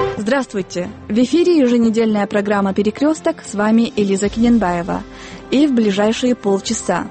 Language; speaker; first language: Russian; non-native, local second language; Kyrgyz